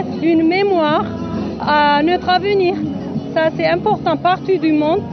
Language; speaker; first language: French; non-native, learner; Kurdish